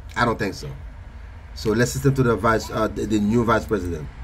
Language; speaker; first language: English; non-native, fluent; Haitian Creole